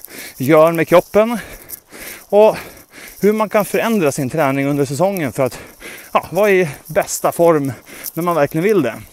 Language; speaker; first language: Swedish; native; Swedish